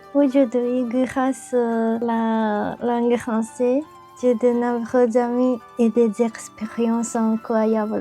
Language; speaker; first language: French; non-native, learner; Japanese